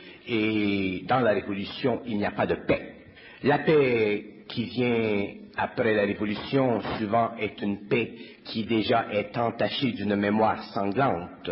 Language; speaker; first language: French; native; French